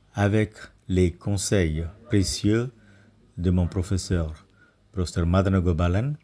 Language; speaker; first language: French; non-native, fluent; Tamil